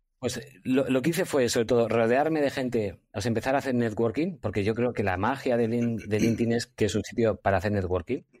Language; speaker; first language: Spanish; native; Spanish